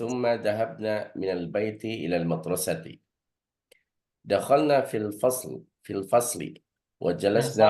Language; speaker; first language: Arabic; non-native, learner; Indonesian